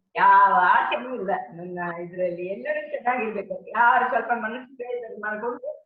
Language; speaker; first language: Kannada; native; Kannada